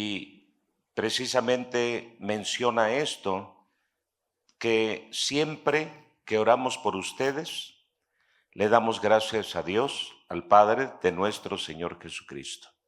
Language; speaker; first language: Spanish; native; Spanish